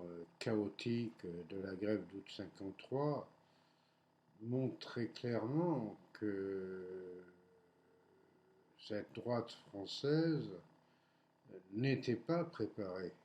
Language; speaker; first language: French; native; French